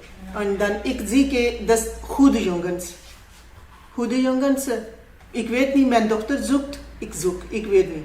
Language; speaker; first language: Dutch; non-native, learner; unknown